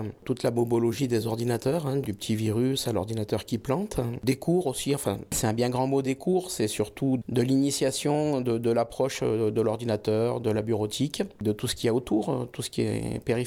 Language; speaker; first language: French; native; French